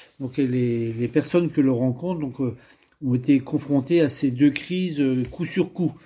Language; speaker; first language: French; native; French